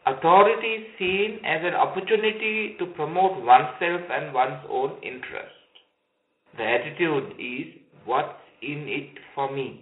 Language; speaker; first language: English; non-native, local second language; Sinhala